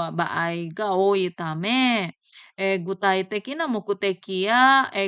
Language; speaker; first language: Japanese; non-native, fluent; Indonesian